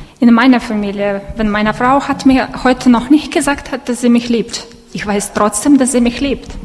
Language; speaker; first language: German; non-native, fluent; Russian